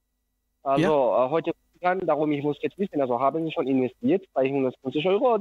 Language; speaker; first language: German; non-native, learner; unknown